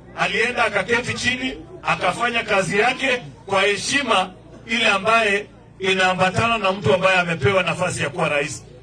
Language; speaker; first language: Swahili; native; Swahili